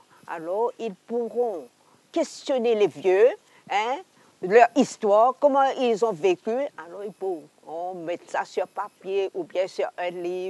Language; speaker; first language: French; non-native, local second language; Hakka Chinese